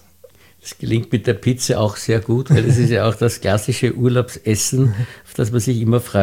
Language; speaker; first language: German; native; German